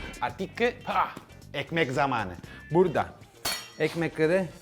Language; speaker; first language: Turkish; non-native, learner; Italian